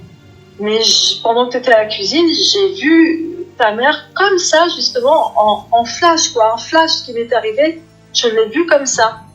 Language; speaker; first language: French; native; French